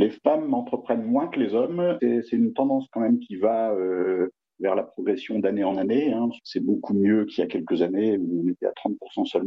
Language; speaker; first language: French; native; French